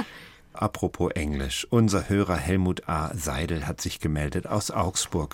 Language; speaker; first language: German; native; German